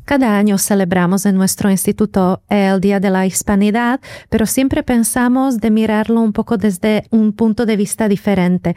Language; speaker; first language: Spanish; non-native, fluent; Slovak